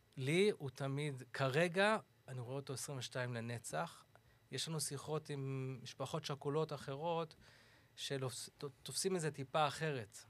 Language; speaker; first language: Hebrew; early bilingual, other home language; English